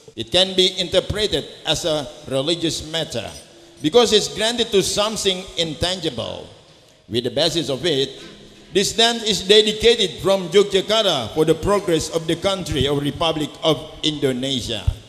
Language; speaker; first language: English; non-native, fluent; Indonesian